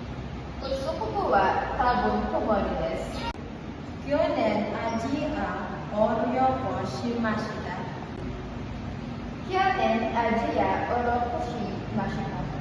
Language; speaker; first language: Japanese; non-native, learner; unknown